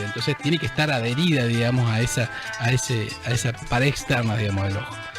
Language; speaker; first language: Spanish; native; Spanish